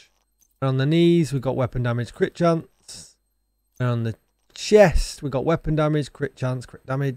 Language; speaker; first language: English; native; English